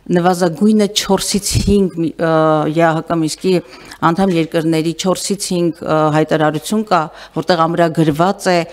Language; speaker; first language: Armenian; native; Armenian